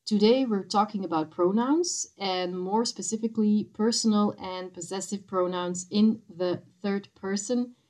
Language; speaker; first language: English; non-native, fluent; Dutch